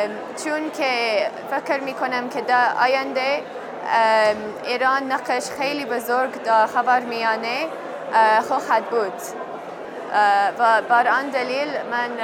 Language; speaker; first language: Persian; non-native, learner; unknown